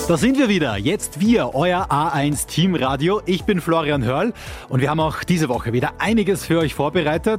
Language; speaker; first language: German; native; German